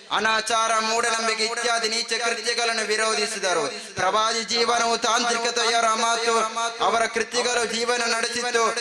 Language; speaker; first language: Kannada; non-native, local second language; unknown